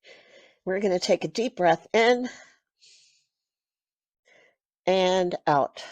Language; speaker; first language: English; native; English